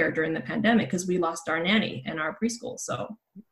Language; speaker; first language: English; native; English